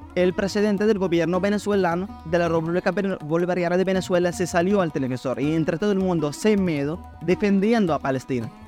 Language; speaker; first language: Spanish; non-native, fluent; Arabic